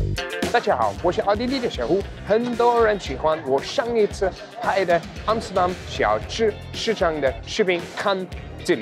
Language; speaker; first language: Chinese; non-native, fluent; German